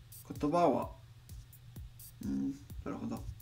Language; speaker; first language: Japanese; non-native, learner; English